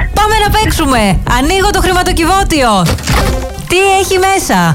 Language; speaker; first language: Greek; native; Greek